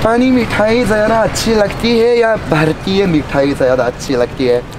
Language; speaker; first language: Hindi; non-native, fluent; Japanese